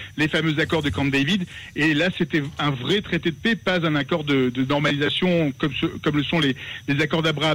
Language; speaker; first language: French; native; French